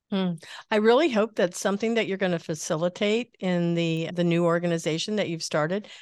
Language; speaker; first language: English; native; English